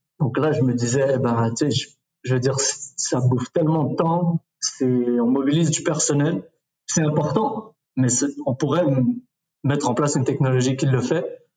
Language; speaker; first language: French; early bilingual, other home language; Arabic